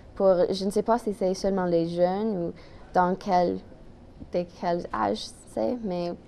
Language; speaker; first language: French; non-native, local second language; English